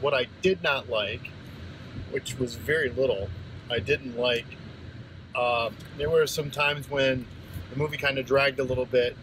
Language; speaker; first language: English; native; English